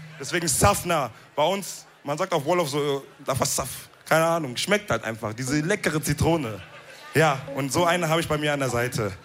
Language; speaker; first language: German; early bilingual, other home language; Wolof